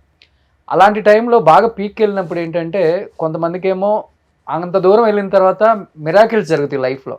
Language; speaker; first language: Telugu; native; Telugu